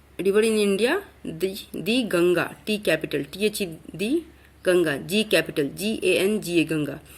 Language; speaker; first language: Hindi; native; Hindi